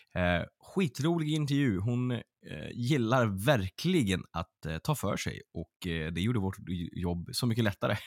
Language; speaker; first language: Swedish; native; Swedish